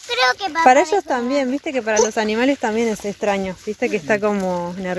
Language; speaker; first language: Spanish; native; Spanish